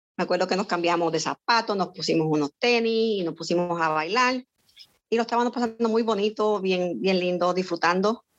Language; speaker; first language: Spanish; native; Spanish